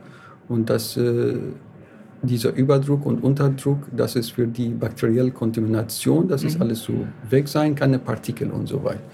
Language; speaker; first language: German; non-native, learner; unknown